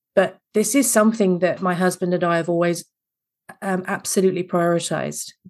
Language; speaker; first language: English; native; English